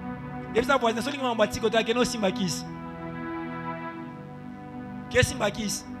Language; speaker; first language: French; non-native, local second language; Lingala